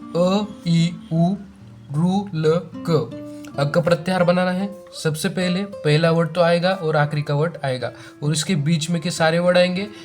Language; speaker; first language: Hindi; non-native, local second language; Marathi